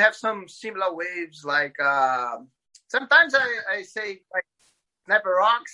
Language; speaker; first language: English; non-native, learner; Portuguese